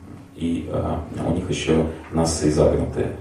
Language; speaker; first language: Russian; native; Russian